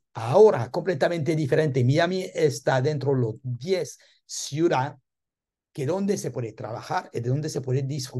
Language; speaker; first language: Spanish; non-native, learner; French